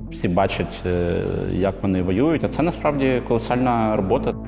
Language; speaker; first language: Ukrainian; native; Ukrainian